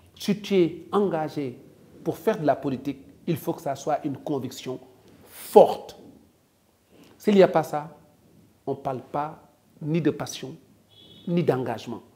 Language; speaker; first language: French; non-native, local second language; Wolof